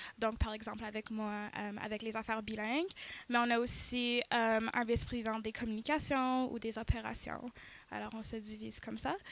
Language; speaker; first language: French; native; French